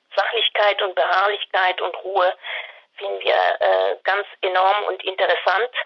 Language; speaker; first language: German; non-native, fluent; French